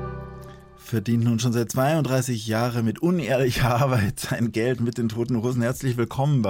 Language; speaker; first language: German; native; German